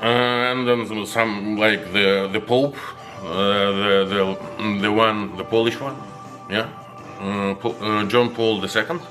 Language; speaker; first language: English; non-native, fluent; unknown